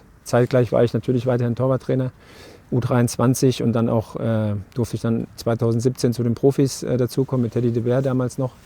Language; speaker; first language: German; native; German